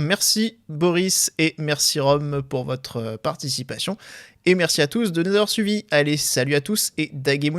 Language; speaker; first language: French; native; French